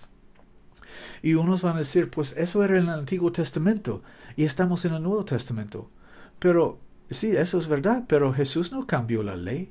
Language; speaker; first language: Spanish; non-native, learner; English